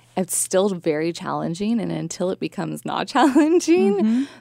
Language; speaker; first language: English; native; English